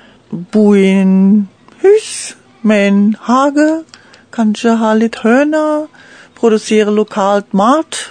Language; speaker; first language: Norwegian; non-native, learner; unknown